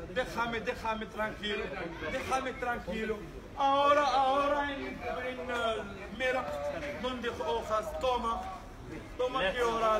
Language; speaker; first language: Spanish; non-native, learner; Arabic